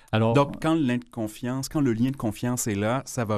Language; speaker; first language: French; native; French